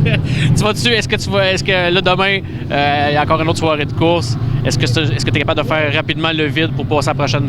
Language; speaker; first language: French; native; French